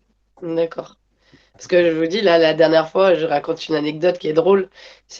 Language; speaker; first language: French; native; French